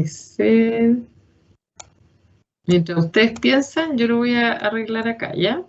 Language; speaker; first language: Spanish; native; Spanish